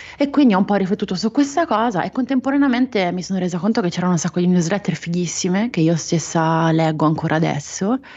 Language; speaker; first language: Italian; native; Italian